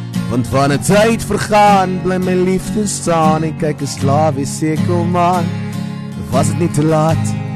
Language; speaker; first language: Afrikaans; non-native, local second language; Southern Sotho